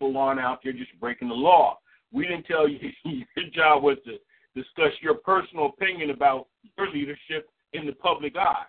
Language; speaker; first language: English; native; English